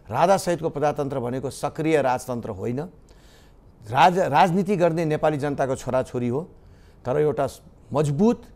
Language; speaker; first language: Nepali; native; Nepali